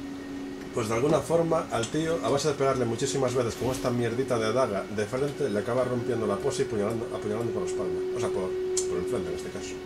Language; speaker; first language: Spanish; native; Spanish